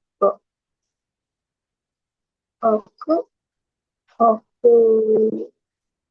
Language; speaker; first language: Japanese; non-native, learner; Indonesian